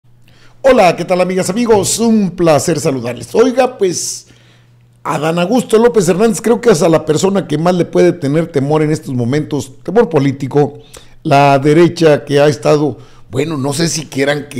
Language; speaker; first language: Spanish; native; Spanish